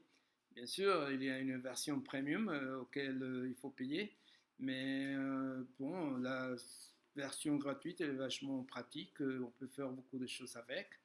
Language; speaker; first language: French; non-native, fluent; Spanish